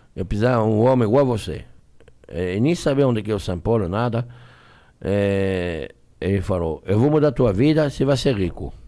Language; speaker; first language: Portuguese; non-native, fluent; French